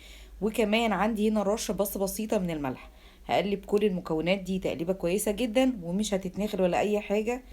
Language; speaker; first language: Arabic; native; Arabic